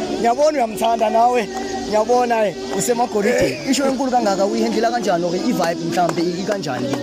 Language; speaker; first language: Zulu; native; Zulu